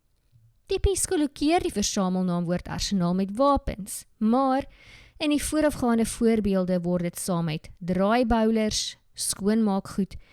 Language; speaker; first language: Afrikaans; native; Afrikaans